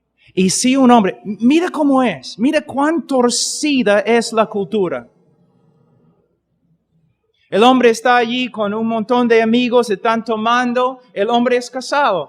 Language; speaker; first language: Spanish; non-native, fluent; English